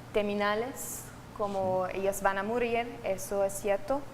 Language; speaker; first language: Spanish; non-native, fluent; German